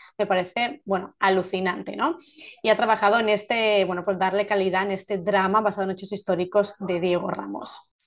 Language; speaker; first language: Spanish; native; Spanish